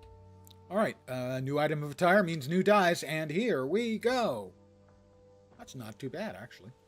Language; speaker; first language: English; native; English